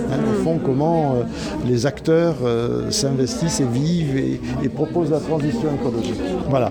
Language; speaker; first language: French; native; French